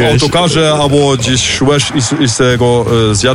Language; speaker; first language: Polish; early bilingual, heritage; German